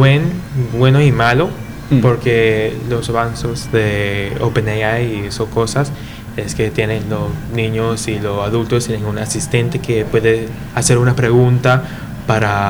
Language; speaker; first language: Spanish; early bilingual, heritage; English